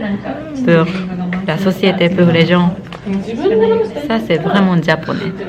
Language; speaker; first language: French; non-native, learner; Japanese